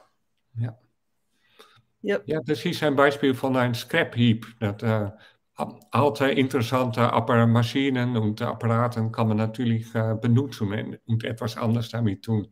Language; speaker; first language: German; non-native, fluent; Dutch